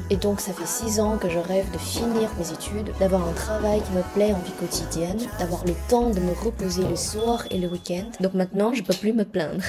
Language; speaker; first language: French; non-native, fluent; Vietnamese